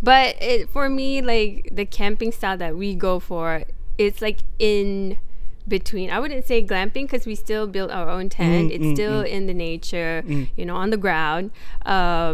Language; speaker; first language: English; non-native, local second language; Malay